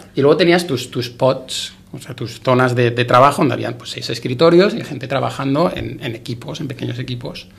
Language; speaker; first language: Spanish; native; Spanish